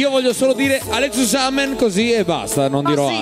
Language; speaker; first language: Italian; native; Italian